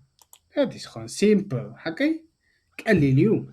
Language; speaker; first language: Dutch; non-native, fluent; Tigrinya